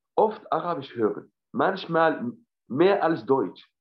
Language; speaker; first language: German; non-native, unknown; Arabic